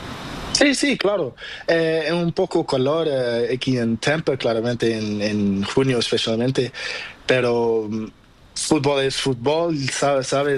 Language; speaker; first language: Spanish; non-native, learner; Portuguese